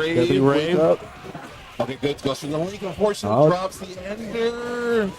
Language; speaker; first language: English; native; English